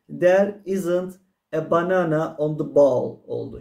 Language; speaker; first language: English; non-native, fluent; Turkish